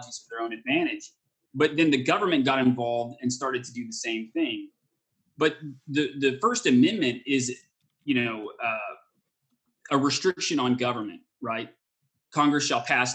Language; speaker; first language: English; native; English